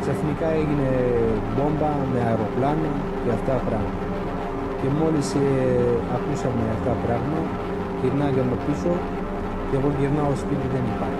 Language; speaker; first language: Greek; non-native, learner; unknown